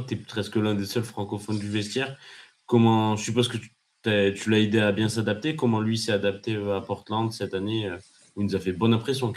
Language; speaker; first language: French; native; French